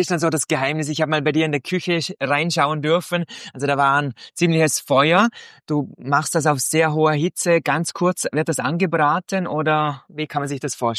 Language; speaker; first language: German; native; German